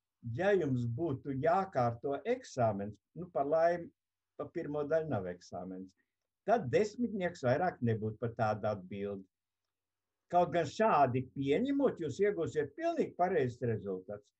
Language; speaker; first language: Latvian; native; Latvian